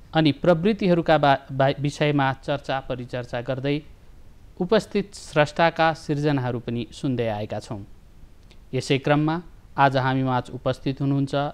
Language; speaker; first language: Nepali; native; Nepali